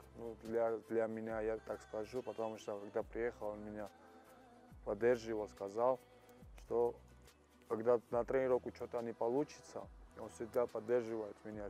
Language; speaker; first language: Russian; non-native, fluent; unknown